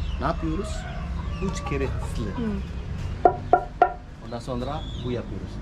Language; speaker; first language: Turkish; non-native, learner; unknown